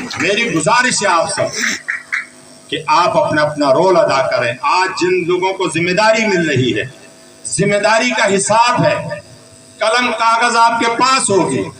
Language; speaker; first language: Urdu; non-native, local second language; Pashto